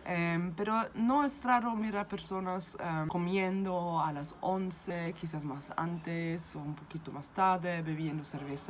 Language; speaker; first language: Spanish; non-native, fluent; German